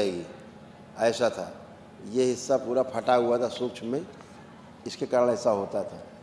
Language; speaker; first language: Hindi; native; Hindi